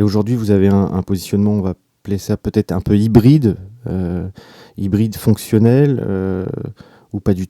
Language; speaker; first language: French; native; French